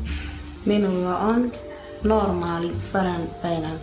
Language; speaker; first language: Finnish; non-native, learner; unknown